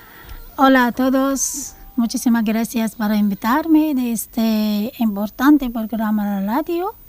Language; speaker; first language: Spanish; non-native, learner; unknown